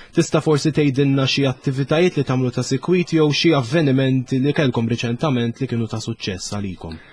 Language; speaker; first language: Maltese; native; Maltese